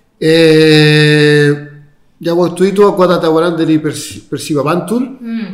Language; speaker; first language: Indonesian; non-native, fluent; Spanish